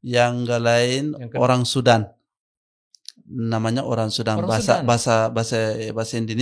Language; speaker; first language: Indonesian; non-native, learner; Arabic